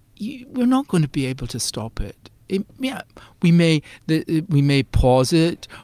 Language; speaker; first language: English; native; English